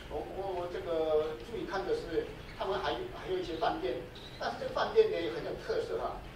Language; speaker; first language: Chinese; non-native, fluent; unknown